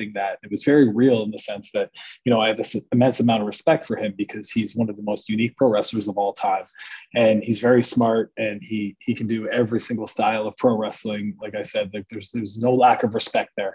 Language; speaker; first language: English; native; English